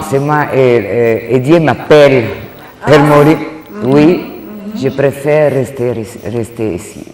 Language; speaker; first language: French; non-native, learner; Italian